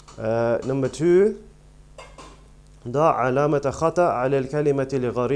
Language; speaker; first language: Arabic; non-native, fluent; English